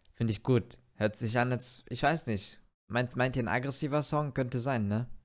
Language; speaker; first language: German; early bilingual, other home language; Turkish